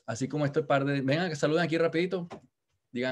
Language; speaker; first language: Spanish; native; Spanish